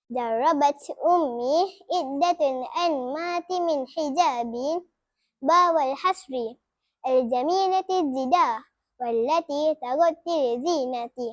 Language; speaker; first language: Arabic; non-native, learner; Malay